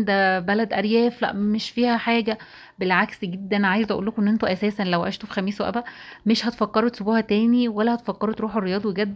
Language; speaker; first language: Arabic; native; Arabic